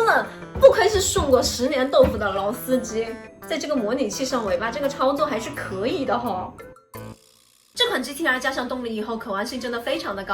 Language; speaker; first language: Chinese; native; Chinese